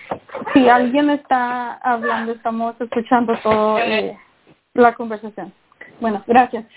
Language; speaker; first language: Spanish; early bilingual, heritage; Spanish